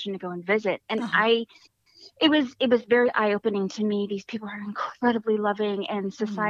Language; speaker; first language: English; native; English